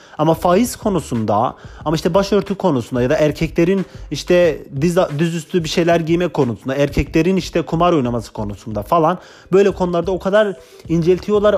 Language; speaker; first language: Turkish; non-native, local second language; Kurdish